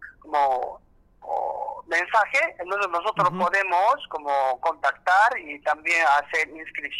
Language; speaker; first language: Spanish; non-native, learner; Korean